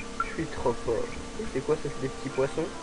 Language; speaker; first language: French; native; French